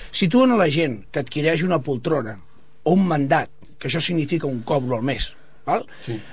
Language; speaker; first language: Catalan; non-native, local second language; Spanish